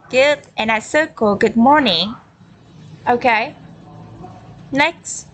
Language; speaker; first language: English; non-native, learner; Vietnamese